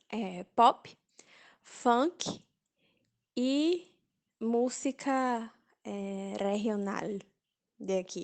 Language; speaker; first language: Spanish; non-native, learner; Portuguese